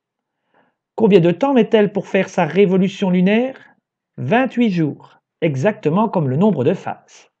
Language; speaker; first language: French; native; French